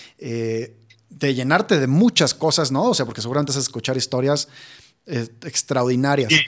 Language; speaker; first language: Spanish; native; Spanish